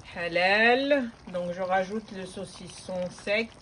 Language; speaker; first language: French; non-native, local second language; Arabic